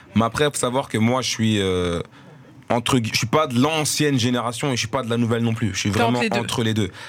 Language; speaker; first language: French; native; French